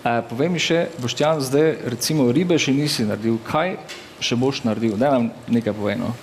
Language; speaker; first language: Slovenian; native; Slovenian